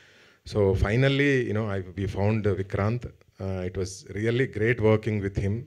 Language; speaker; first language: Telugu; native; Telugu